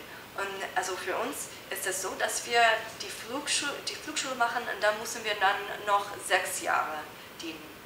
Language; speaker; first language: German; non-native, fluent; English